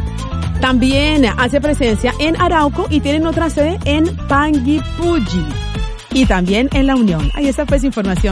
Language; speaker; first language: Spanish; native; Spanish